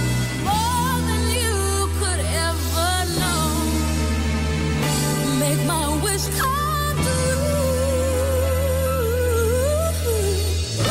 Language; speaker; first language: English; native; English